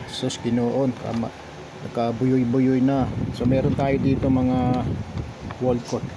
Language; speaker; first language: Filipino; non-native, local second language; Cebuano